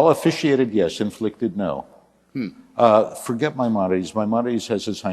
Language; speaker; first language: English; native; English